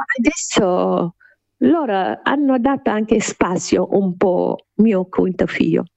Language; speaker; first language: Italian; non-native, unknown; Wolof